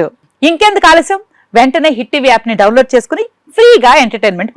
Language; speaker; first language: Telugu; native; Telugu